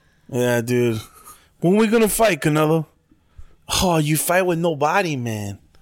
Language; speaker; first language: English; early bilingual, other home language; Spanish